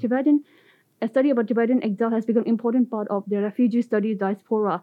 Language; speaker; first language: English; non-native, local second language; Tibetan